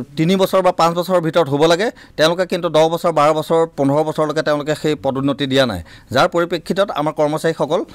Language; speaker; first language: Assamese; native; Assamese